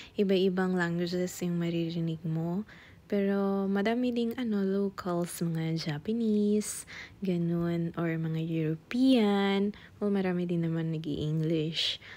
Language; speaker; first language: Filipino; non-native, local second language; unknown